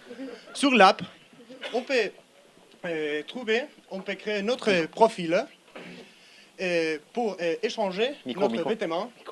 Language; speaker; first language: French; non-native, learner; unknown